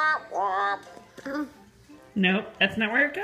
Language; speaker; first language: English; native; English